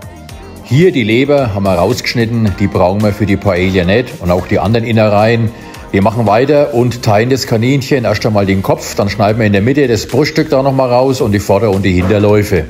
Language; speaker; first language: German; native; German